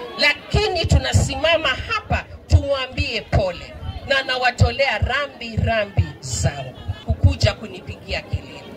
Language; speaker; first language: Swahili; non-native, local second language; Luyia